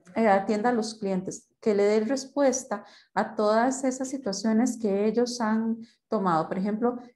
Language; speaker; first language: Spanish; native; Spanish